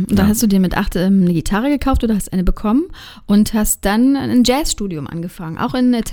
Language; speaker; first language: German; native; German